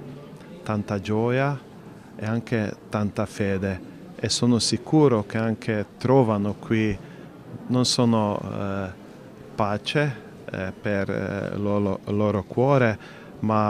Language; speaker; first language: Italian; non-native, learner; Slovenian